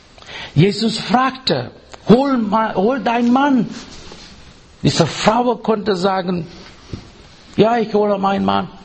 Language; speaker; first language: German; non-native, learner; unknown